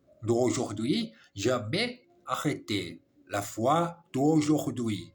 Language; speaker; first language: French; non-native, learner; English